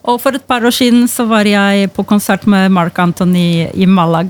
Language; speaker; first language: Norwegian; non-native, fluent; Polish